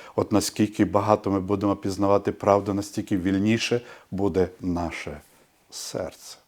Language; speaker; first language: Ukrainian; native; Ukrainian